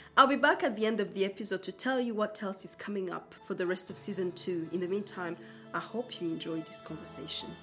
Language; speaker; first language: English; non-native, local second language; Kinyarwanda